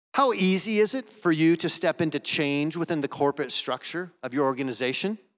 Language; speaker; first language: English; native; English